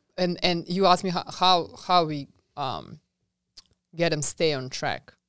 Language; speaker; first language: English; non-native, fluent; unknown